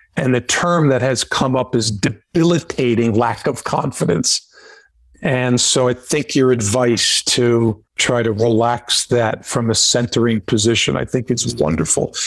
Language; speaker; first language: English; native; English